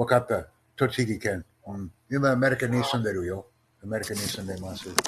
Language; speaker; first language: Japanese; non-native, learner; English